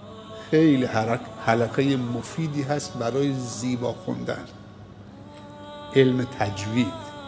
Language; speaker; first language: Persian; native; Persian